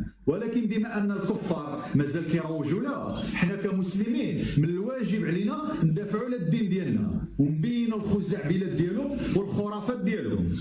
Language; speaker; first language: Arabic; native; Arabic